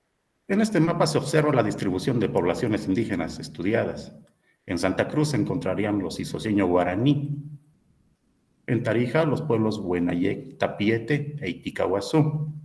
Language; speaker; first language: Spanish; native; Spanish